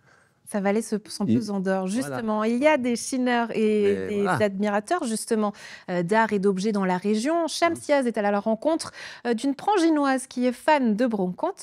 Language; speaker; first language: French; native; French